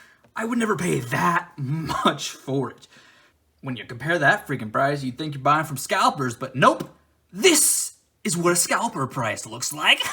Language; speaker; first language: English; native; English